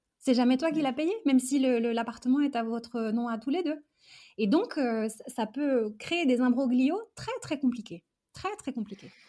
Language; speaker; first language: French; early bilingual, other home language; Arabic